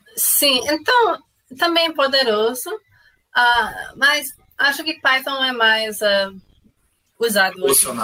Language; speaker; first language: Portuguese; non-native, fluent; English